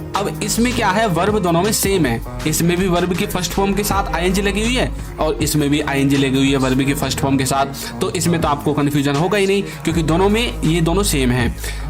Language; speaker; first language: Hindi; native; Hindi